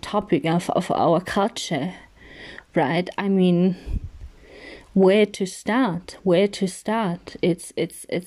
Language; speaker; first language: English; non-native, fluent; German